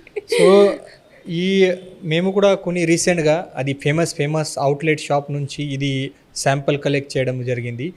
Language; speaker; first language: Telugu; non-native, fluent; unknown